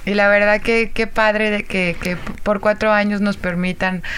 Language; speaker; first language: Spanish; native; Spanish